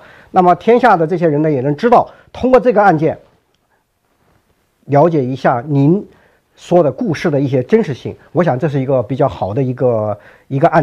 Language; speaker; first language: Chinese; native; Chinese